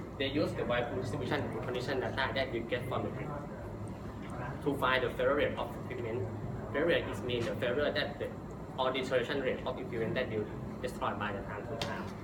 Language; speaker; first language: English; non-native, learner; Thai